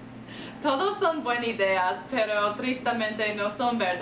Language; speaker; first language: Spanish; non-native, learner; English